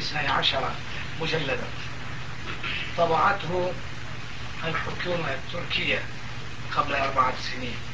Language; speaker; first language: Arabic; non-native, fluent; Turkish